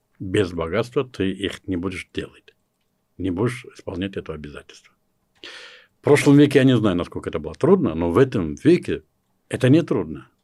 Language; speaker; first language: Russian; non-native, local second language; Kyrgyz